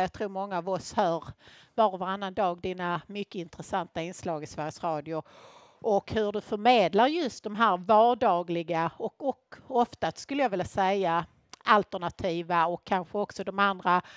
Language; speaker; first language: Swedish; native; Swedish